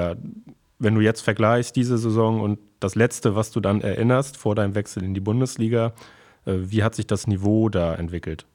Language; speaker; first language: German; native; German